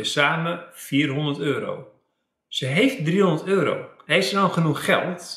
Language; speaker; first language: Dutch; native; Dutch